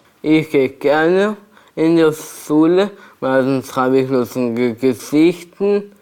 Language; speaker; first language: German; non-native, learner; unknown